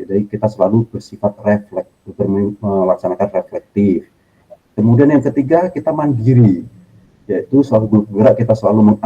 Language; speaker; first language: Indonesian; native; Indonesian